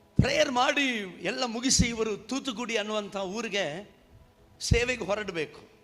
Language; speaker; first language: Kannada; non-native, local second language; Tamil